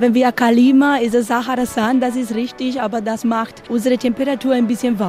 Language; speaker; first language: German; non-native, learner; Spanish